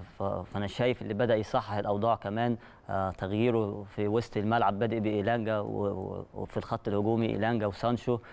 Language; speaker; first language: Arabic; native; Arabic